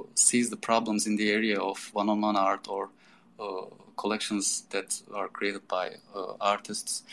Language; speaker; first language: English; non-native, fluent; Turkish